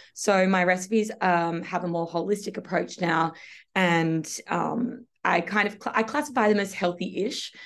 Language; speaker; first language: English; native; English